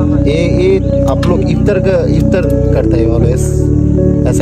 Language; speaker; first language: Hindi; non-native, learner; Bangla